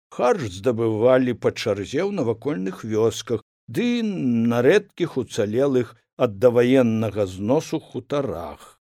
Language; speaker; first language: Belarusian; native; Belarusian